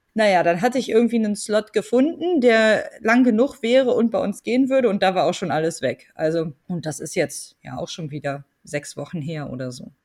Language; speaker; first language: German; native; German